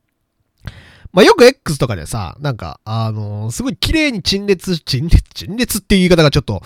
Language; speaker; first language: Japanese; native; Japanese